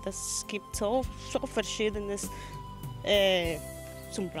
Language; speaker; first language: German; non-native, learner; Spanish